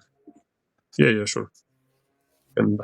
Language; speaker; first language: English; non-native, learner; Ukrainian